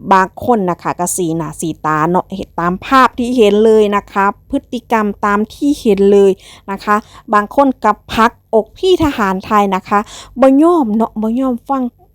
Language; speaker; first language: Thai; non-native, local second language; Northeastern Thai